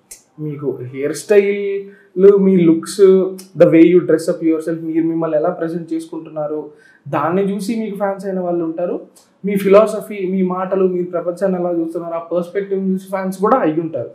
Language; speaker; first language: Telugu; native; Telugu